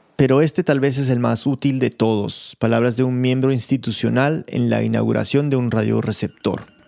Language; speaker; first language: Spanish; early bilingual, heritage; Spanish